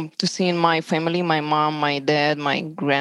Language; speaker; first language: English; non-native, learner; Russian